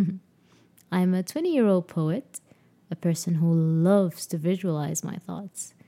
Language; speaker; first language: English; non-native, fluent; Arabic